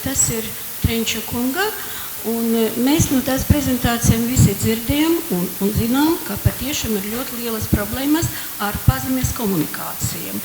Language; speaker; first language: Latvian; non-native, local second language; Russian